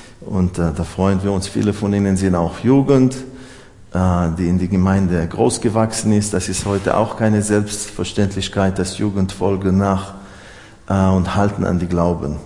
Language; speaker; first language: German; non-native, fluent; Hebrew